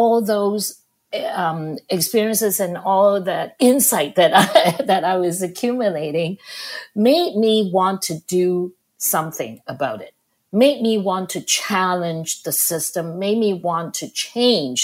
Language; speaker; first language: English; non-native, local second language; Cantonese